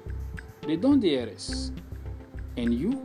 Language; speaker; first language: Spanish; non-native, learner; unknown